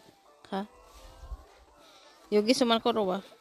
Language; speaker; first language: Korean; non-native, learner; Filipino